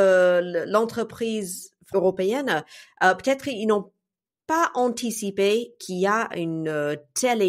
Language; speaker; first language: French; non-native, fluent; English